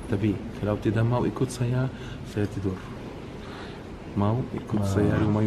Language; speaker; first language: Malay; non-native, learner; Arabic